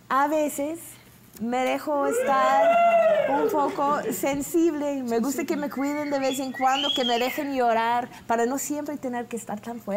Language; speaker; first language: Spanish; non-native, fluent; English